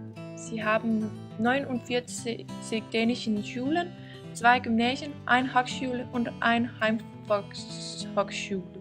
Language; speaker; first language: German; non-native, learner; Danish